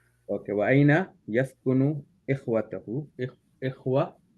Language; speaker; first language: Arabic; non-native, learner; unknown